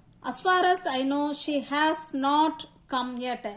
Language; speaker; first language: English; non-native, local second language; Tamil